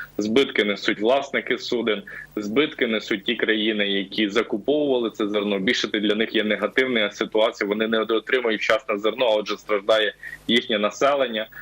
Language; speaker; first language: Ukrainian; native; Ukrainian